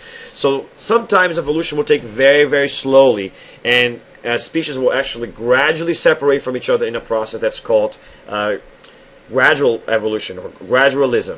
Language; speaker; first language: English; non-native, fluent; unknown